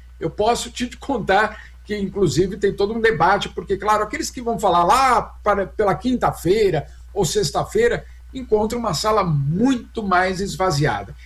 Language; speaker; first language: Portuguese; native; Portuguese